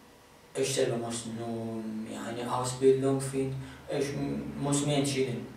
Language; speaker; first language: German; non-native, fluent; Arabic